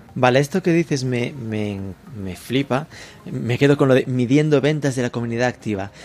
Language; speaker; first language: Spanish; native; Spanish